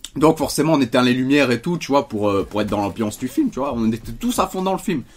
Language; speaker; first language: French; native; French